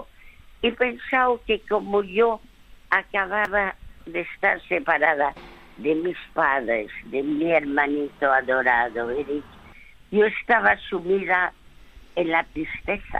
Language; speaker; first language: Spanish; early bilingual, other home language; French